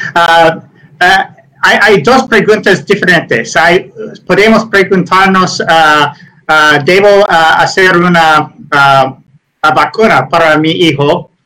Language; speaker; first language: Spanish; non-native, learner; English